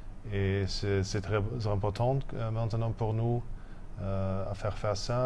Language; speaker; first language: French; non-native, fluent; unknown